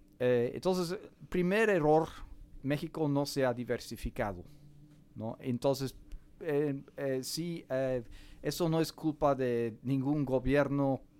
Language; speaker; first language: Spanish; non-native, fluent; English